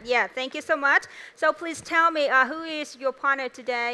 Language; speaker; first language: English; non-native, fluent; Vietnamese